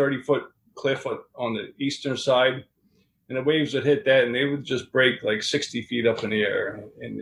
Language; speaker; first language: English; native; English